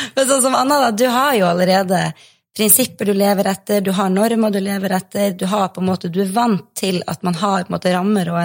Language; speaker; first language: Norwegian; native; Norwegian